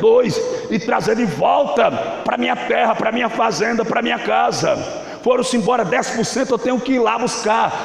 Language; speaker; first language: Portuguese; native; Portuguese